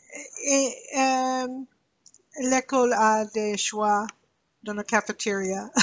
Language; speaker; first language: French; non-native, learner; English